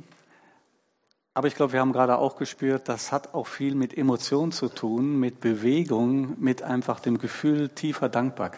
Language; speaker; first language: German; native; German